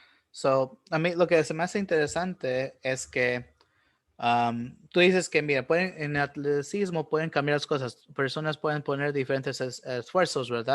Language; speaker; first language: Spanish; early bilingual, heritage; Spanish